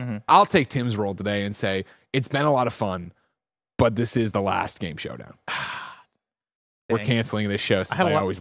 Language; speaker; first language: English; native; English